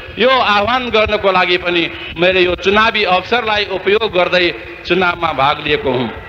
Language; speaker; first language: Nepali; non-native, local second language; Newari